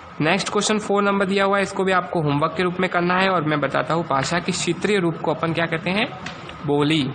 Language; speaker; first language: Hindi; native; Hindi